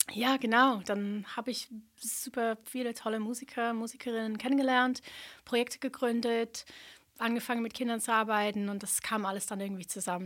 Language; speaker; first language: German; non-native, fluent; English